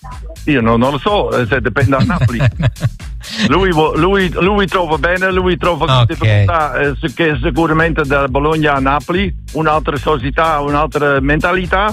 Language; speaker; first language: Italian; non-native, learner; Dutch